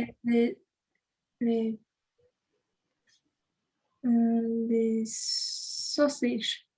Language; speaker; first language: French; non-native, learner; Chinese